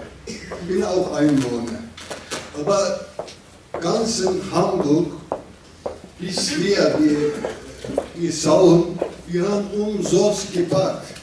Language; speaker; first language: German; non-native, learner; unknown